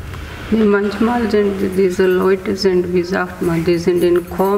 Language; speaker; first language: German; non-native, learner; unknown